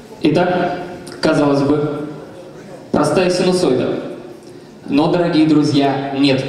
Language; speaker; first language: Russian; native; Russian